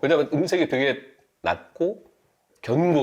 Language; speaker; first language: Korean; native; Korean